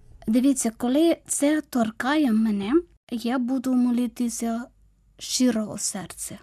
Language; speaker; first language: Ukrainian; non-native, fluent; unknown